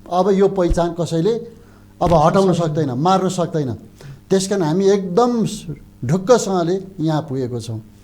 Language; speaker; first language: Nepali; non-native, local second language; Eastern Tamang